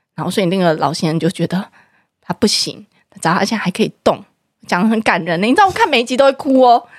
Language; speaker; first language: Chinese; native; Chinese